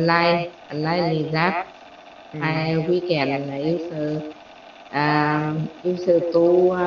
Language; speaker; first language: English; non-native, learner; Vietnamese